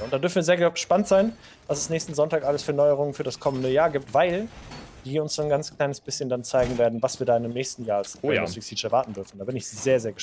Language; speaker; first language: German; native; German